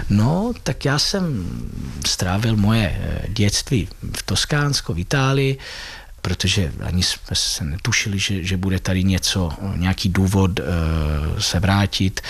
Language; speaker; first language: Czech; early bilingual, heritage; Italian